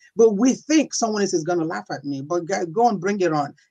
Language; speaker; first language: English; non-native, local second language; Igbo